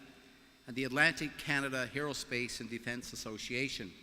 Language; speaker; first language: English; native; English